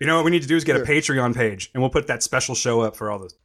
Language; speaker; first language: English; native; English